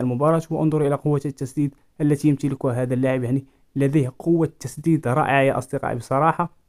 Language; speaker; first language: Arabic; native; Arabic